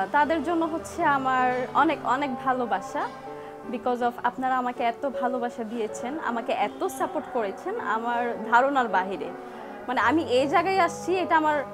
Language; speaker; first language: Bangla; early bilingual, heritage; Bangla